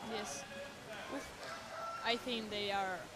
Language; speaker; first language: English; non-native, learner; Spanish